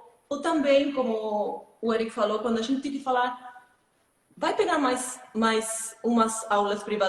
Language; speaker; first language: Portuguese; non-native, fluent; Spanish